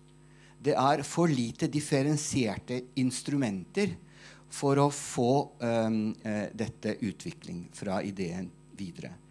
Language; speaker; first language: Norwegian; non-native, fluent; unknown